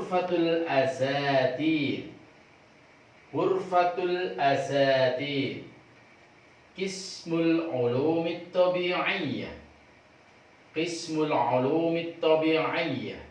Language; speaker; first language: Arabic; non-native, fluent; Indonesian